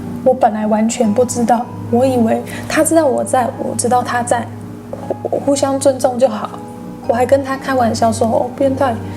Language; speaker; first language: Chinese; non-native, fluent; English